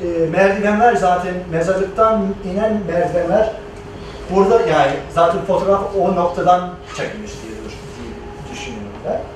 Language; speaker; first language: Turkish; non-native, fluent; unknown